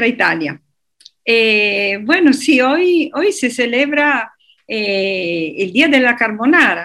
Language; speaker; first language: Spanish; non-native, fluent; Italian